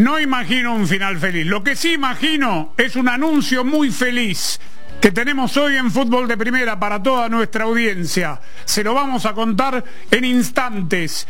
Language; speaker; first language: Spanish; native; Spanish